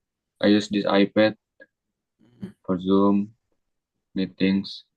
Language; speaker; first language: English; non-native, learner; Indonesian